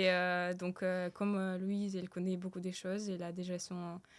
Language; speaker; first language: French; early bilingual, other home language; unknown